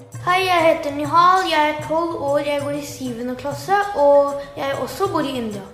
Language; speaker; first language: Norwegian; early bilingual, heritage; Norwegian